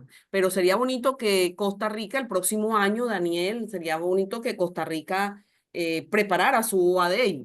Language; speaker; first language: Spanish; native; Spanish